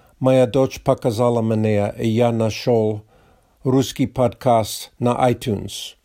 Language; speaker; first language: Russian; non-native, learner; English